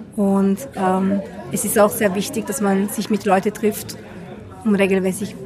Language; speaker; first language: German; non-native, fluent; Italian